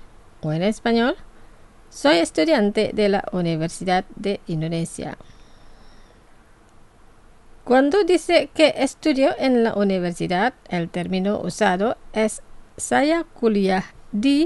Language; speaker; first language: Spanish; non-native, fluent; Indonesian